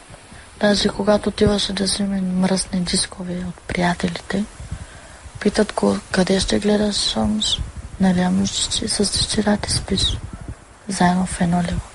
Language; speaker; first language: Bulgarian; non-native, local second language; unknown